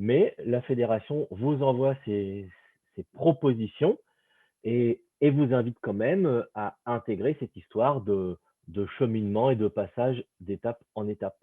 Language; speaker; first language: French; native; French